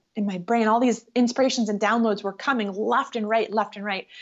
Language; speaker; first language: English; native; English